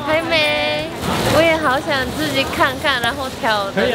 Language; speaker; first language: Chinese; non-native, fluent; Japanese